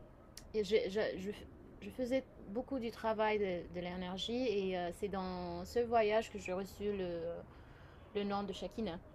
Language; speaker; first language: French; non-native, fluent; Arabic